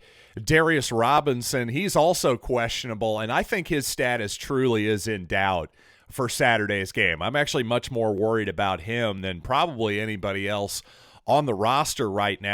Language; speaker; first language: English; native; English